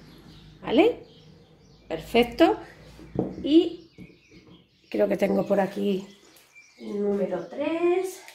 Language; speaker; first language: Spanish; native; Spanish